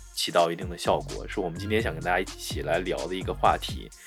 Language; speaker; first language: Chinese; native; Chinese